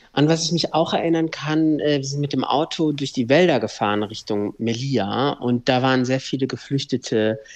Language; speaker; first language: German; early bilingual, other home language; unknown